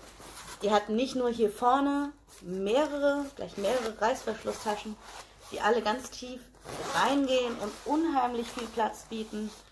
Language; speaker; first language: German; native; German